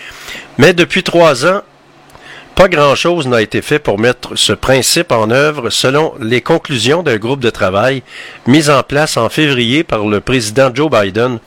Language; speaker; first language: French; native; French